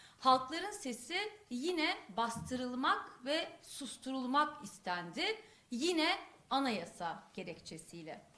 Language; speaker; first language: Turkish; non-native, local second language; Kurdish